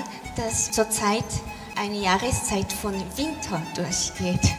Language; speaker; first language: German; non-native, fluent; Korean